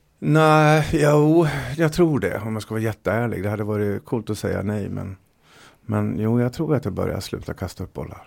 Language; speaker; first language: Swedish; native; Swedish